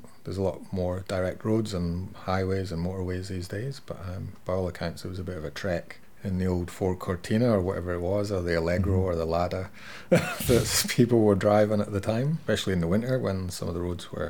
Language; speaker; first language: English; native; English